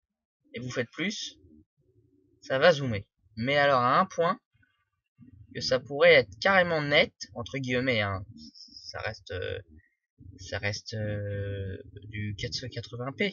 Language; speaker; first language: French; native; French